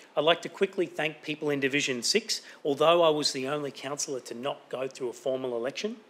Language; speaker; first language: English; native; English